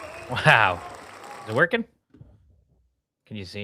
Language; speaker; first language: English; native; English